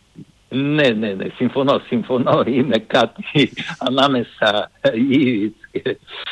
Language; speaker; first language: Greek; non-native, fluent; Serbian